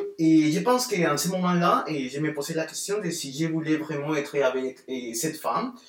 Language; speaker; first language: French; non-native, fluent; Spanish